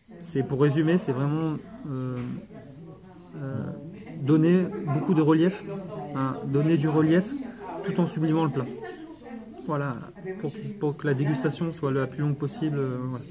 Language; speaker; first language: French; native; French